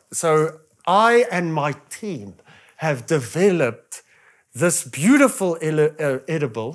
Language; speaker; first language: English; non-native, local second language; Afrikaans